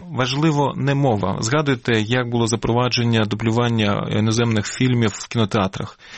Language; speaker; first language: Ukrainian; non-native, local second language; Russian